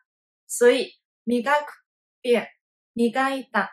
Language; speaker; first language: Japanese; non-native, fluent; Chinese